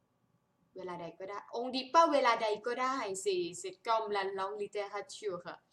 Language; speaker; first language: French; non-native, fluent; Thai